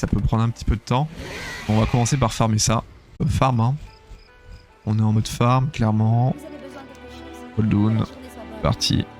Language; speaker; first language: French; native; French